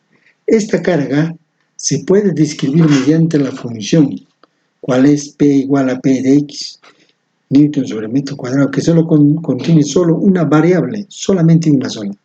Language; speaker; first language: Spanish; native; Spanish